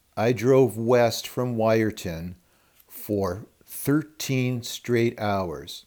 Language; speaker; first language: English; native; English